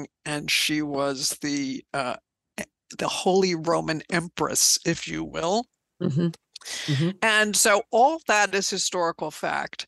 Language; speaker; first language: English; native; English